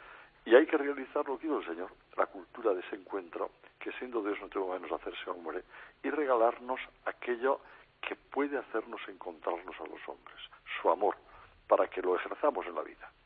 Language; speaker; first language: Spanish; native; Spanish